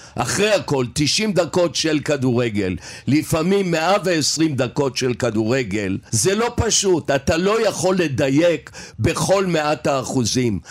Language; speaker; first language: Hebrew; native; Hebrew